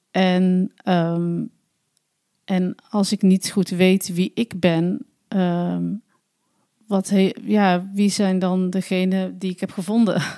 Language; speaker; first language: Dutch; native; Dutch